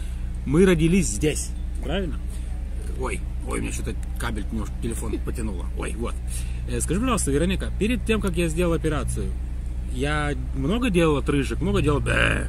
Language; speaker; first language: Russian; native; Russian